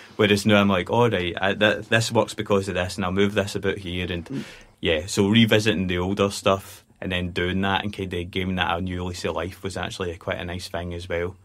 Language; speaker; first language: English; native; English